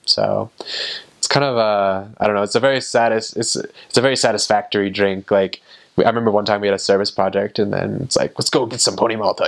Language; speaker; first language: English; native; English